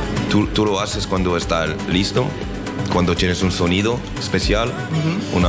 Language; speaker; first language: Spanish; non-native, learner; French